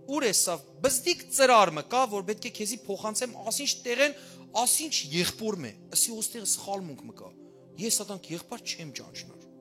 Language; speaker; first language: Armenian; early bilingual, heritage; Armenian